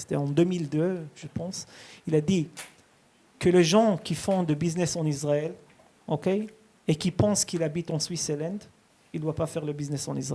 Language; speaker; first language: French; early bilingual, heritage; Hebrew